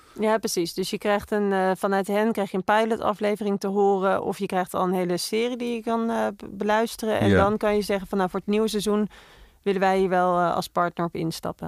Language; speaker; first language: Dutch; native; Dutch